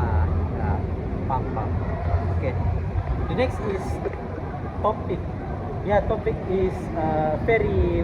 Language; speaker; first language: English; non-native, learner; Indonesian